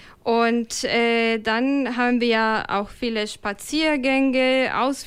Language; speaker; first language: German; non-native, fluent; Spanish